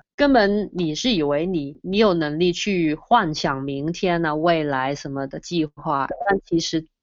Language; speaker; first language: Chinese; non-native, fluent; Cantonese